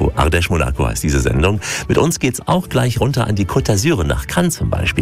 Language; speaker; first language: German; native; German